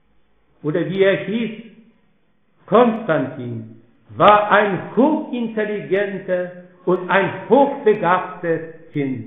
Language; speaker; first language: German; non-native, fluent; Polish